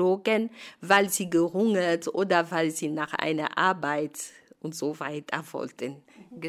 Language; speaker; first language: German; non-native, fluent; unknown